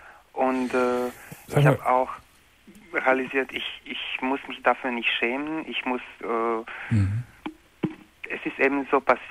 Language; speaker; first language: German; non-native, learner; Croatian